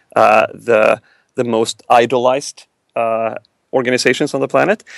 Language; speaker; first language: English; non-native, fluent; Swedish